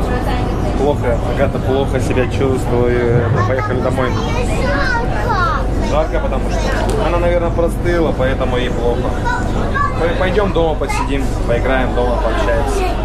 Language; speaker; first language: Russian; native; Russian